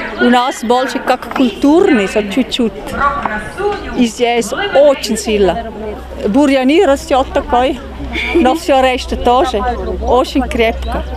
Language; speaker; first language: Russian; non-native, learner; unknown